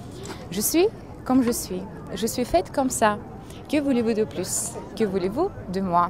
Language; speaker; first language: French; non-native, fluent; Russian